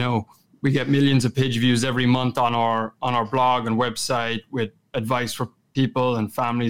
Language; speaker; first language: English; native; English